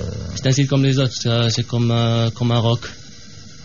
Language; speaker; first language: French; non-native, local second language; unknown